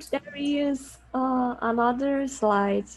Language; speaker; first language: English; non-native, learner; Portuguese